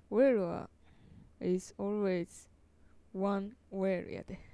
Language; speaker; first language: English; non-native, learner; Japanese